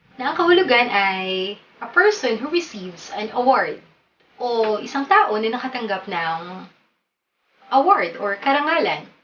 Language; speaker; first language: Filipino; native; Filipino